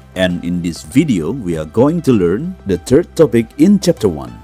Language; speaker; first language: English; non-native, fluent; Indonesian